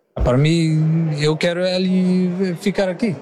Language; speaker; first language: Portuguese; non-native, learner; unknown